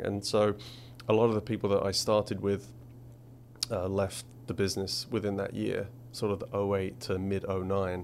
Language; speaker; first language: English; native; English